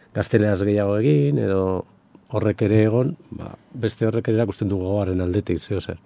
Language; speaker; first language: Basque; native; Basque